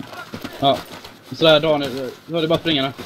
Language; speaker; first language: Swedish; native; Swedish